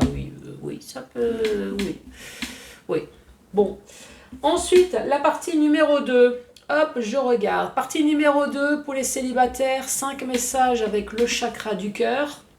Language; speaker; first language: French; native; French